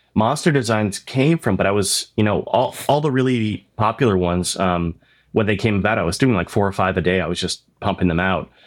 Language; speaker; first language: English; native; English